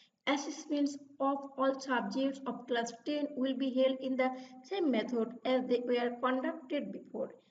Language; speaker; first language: English; non-native, local second language; Bangla